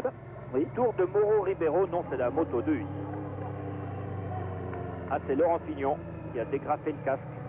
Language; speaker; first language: French; native; French